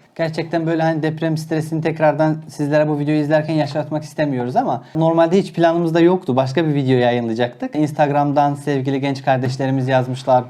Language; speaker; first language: Turkish; non-native, local second language; Azerbaijani